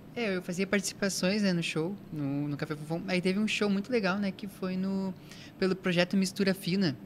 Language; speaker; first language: Portuguese; native; Portuguese